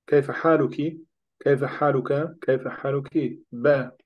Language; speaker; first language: Arabic; non-native, learner; German